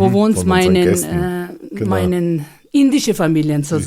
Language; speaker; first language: German; non-native, learner; Ladakhi